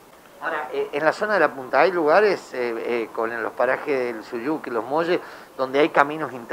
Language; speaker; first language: Spanish; native; Spanish